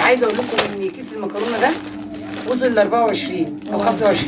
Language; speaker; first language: Arabic; native; Arabic